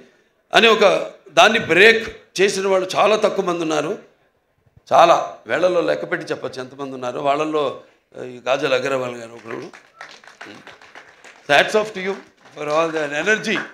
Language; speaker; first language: Telugu; native; Telugu